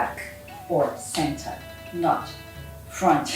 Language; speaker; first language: English; non-native, learner; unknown